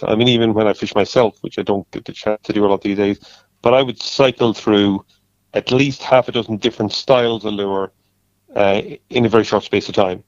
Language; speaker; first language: English; native; English